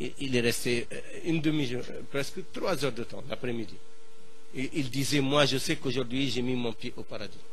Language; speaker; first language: French; non-native, local second language; Arabic